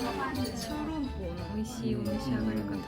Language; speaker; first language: Japanese; native; Japanese